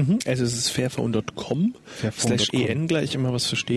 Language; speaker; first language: German; native; German